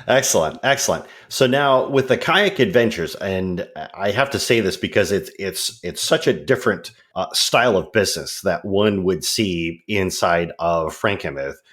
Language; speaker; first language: English; native; English